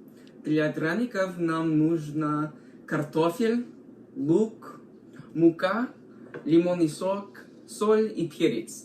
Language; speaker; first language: Russian; non-native, learner; English